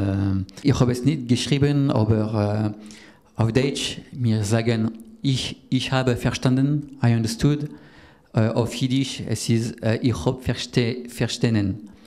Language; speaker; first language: German; non-native, learner; French